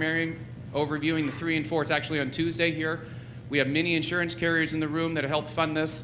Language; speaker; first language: English; native; English